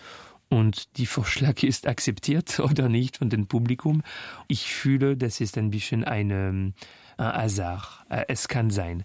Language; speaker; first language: German; non-native, fluent; French